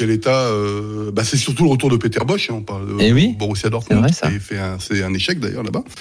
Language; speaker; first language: French; native; French